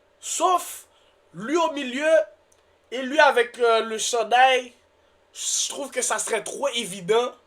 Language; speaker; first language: French; native; French